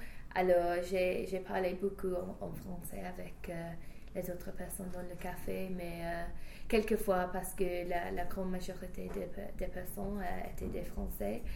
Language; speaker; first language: French; non-native, fluent; English